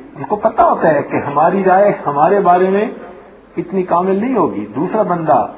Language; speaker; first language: Urdu; non-native, local second language; Punjabi